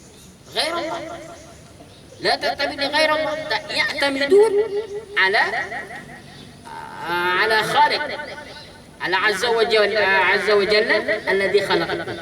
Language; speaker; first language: Arabic; non-native, fluent; Indonesian